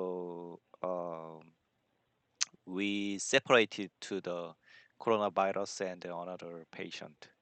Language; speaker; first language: English; non-native, learner; Korean